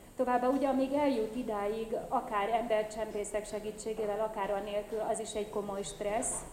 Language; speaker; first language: Hungarian; native; Hungarian